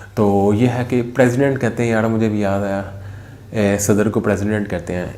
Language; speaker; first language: Urdu; native; Urdu